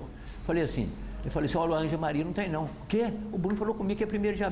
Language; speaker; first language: Portuguese; native; Portuguese